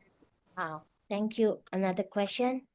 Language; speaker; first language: English; non-native, fluent; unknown